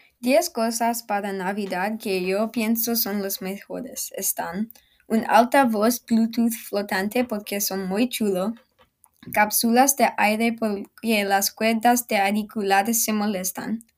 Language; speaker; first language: Spanish; non-native, learner; English